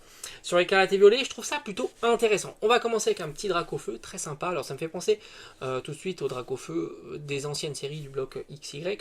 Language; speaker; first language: French; native; French